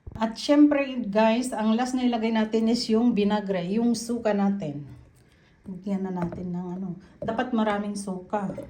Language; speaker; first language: Filipino; non-native, local second language; Iloko